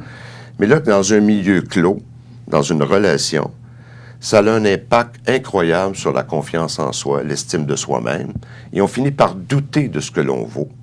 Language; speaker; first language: French; native; French